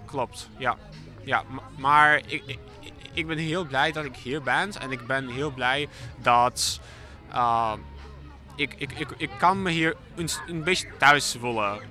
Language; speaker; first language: Dutch; non-native, learner; Ukrainian